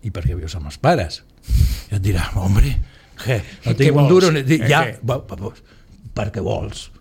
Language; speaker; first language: Catalan; non-native, local second language; Spanish